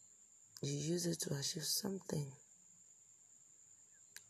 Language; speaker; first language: English; non-native, local second language; Igbo